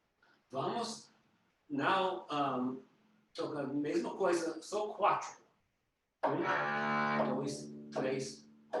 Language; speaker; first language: Portuguese; non-native, learner; English